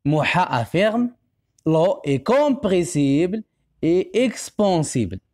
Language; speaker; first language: French; non-native, local second language; Arabic